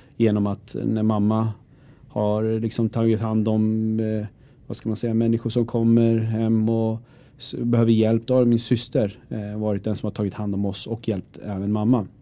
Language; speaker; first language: Swedish; early bilingual, other home language; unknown